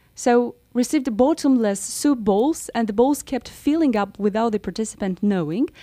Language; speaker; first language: English; non-native, fluent; Romanian